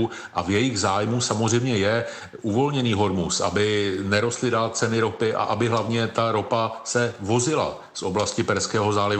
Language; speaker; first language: Czech; native; Czech